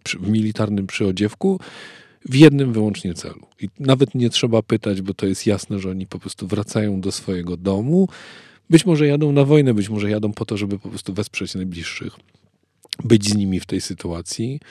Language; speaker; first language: Polish; native; Polish